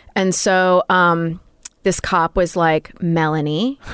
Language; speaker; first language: English; native; English